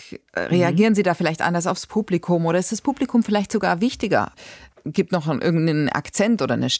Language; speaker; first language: German; native; German